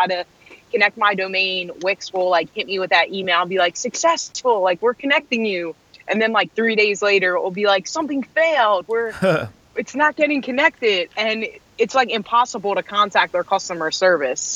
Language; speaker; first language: English; native; English